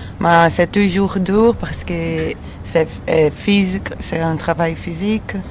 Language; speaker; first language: French; non-native, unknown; Portuguese